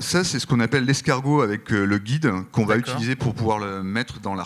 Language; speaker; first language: French; native; French